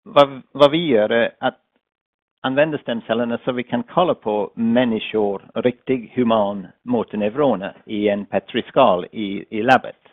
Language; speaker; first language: Swedish; non-native, fluent; English